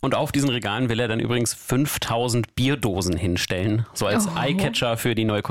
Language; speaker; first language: German; native; German